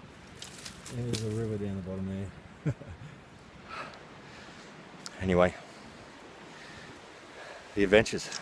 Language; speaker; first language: English; native; English